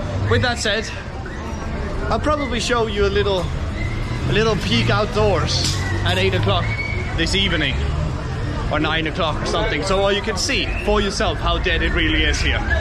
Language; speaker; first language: English; non-native, fluent; Danish